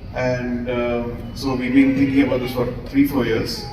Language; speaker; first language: English; non-native, local second language; Tamil